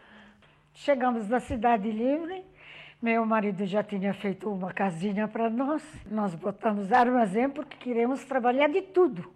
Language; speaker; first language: Portuguese; non-native, fluent; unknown